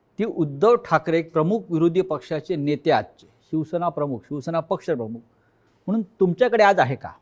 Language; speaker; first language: Marathi; native; Marathi